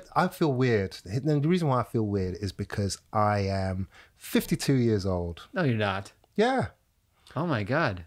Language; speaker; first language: English; native; English